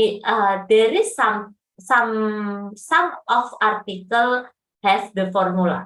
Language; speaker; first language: English; non-native, fluent; Indonesian